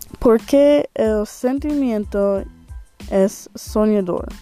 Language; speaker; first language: Spanish; non-native, learner; English